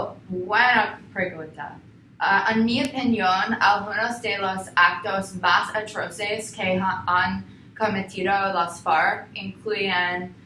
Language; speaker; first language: Spanish; non-native, learner; English